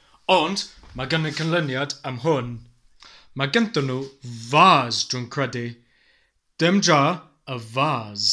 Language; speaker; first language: Welsh; non-native, learner; English